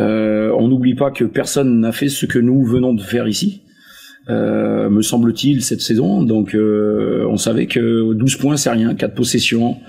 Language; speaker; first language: French; native; French